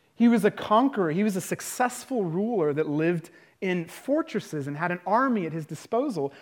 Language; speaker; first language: English; native; English